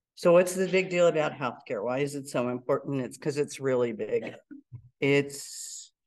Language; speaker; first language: English; native; English